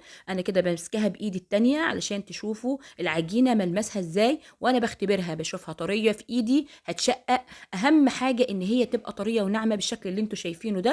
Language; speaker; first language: Arabic; native; Arabic